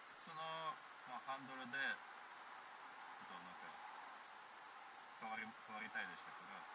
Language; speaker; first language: Japanese; non-native, learner; Russian